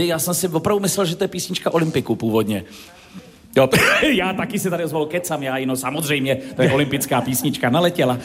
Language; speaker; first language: Czech; native; Czech